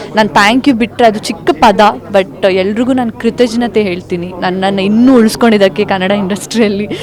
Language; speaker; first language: Kannada; non-native, local second language; Tulu